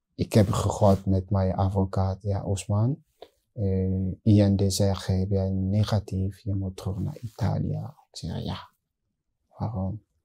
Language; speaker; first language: Dutch; non-native, learner; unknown